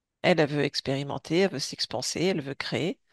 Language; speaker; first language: French; native; French